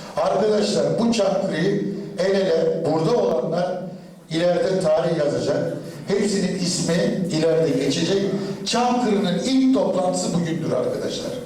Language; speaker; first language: Turkish; native; Turkish